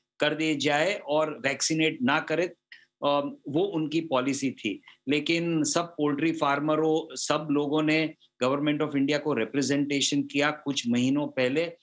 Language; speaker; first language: Hindi; non-native, local second language; Gujarati